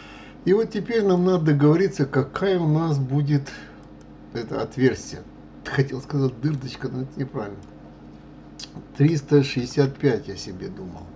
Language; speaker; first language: Russian; native; Russian